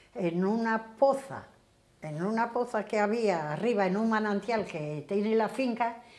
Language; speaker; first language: Spanish; native; Spanish